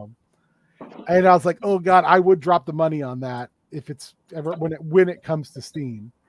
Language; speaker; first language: English; native; English